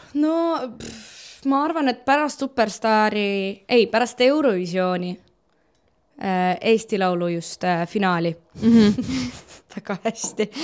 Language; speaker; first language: Estonian; non-native, local second language; Russian